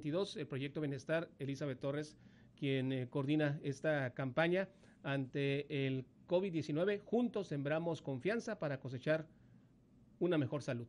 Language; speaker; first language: Spanish; native; Spanish